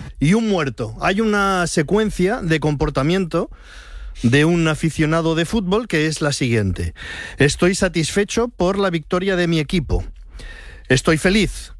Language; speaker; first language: Spanish; native; Spanish